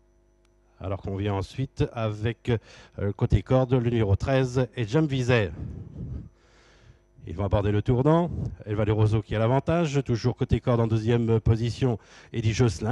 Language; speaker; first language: French; native; French